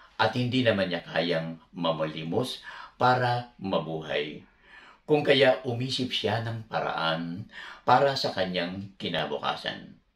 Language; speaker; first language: Filipino; native; Filipino